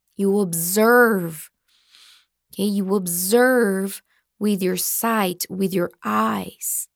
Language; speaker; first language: English; non-native, fluent; Portuguese